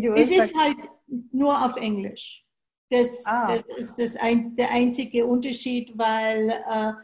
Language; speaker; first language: German; native; German